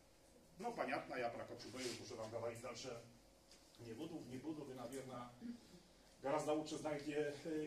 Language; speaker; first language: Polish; non-native, learner; Russian